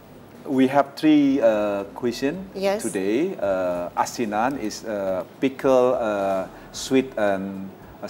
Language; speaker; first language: English; non-native, fluent; Indonesian